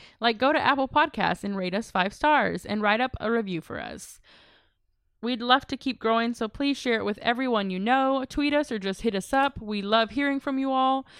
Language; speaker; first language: English; native; English